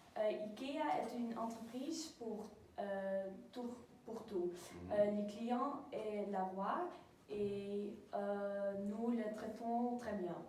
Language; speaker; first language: French; non-native, learner; Dutch